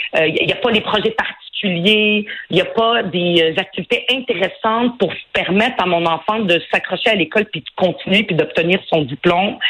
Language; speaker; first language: French; early bilingual, other home language; Arabic